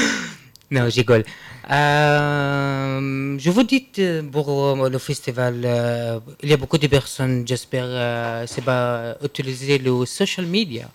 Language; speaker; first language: French; non-native, learner; Arabic